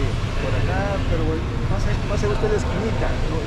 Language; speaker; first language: Spanish; native; Spanish